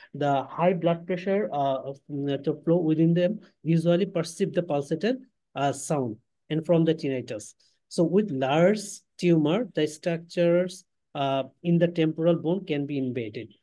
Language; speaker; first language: English; non-native, local second language; Bangla